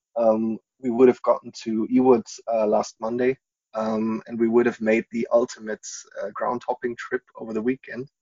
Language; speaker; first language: English; non-native, fluent; German